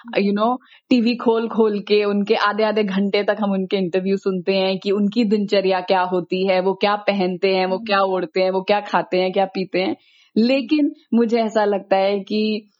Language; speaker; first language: Hindi; native; Hindi